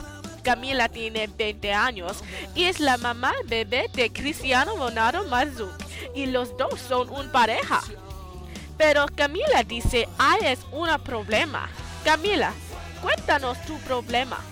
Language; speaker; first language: Spanish; non-native, learner; English